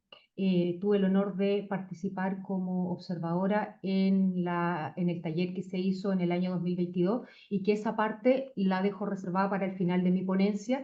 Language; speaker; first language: Spanish; native; Spanish